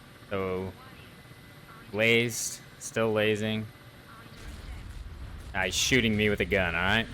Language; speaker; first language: English; native; English